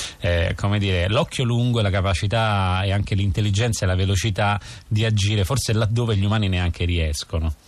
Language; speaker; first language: Italian; native; Italian